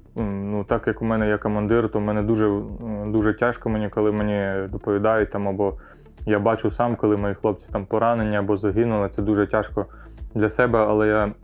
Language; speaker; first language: Ukrainian; non-native, local second language; Russian